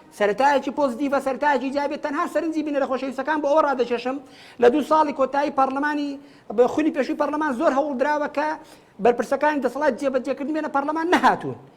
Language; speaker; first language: Central Kurdish; native; Central Kurdish